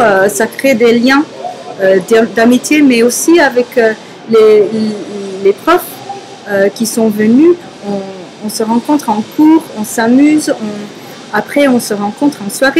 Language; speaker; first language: French; non-native, fluent; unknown